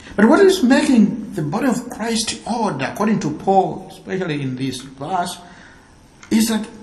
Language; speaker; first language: English; non-native, local second language; Ganda